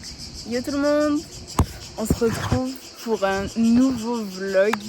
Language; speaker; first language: French; native; French